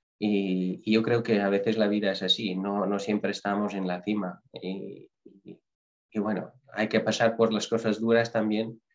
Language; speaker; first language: Spanish; non-native, fluent; Dutch